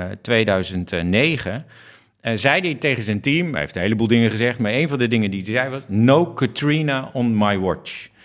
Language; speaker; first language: Dutch; native; Dutch